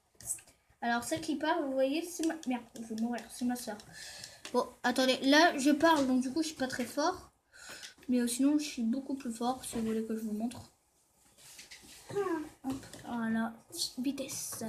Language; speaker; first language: French; native; French